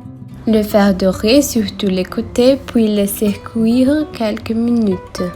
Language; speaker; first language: French; non-native, learner; Portuguese